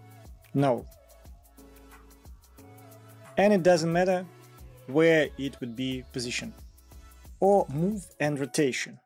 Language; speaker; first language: English; non-native, fluent; Russian